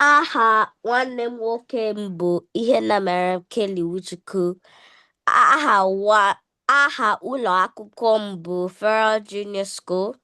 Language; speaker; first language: Igbo; early bilingual, heritage; English